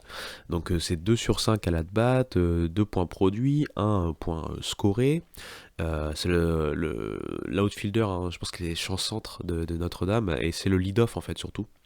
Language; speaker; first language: French; native; French